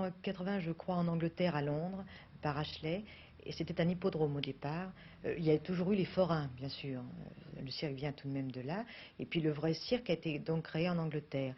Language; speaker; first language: French; native; French